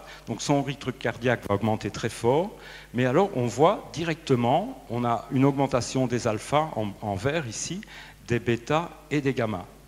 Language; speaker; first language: French; native; French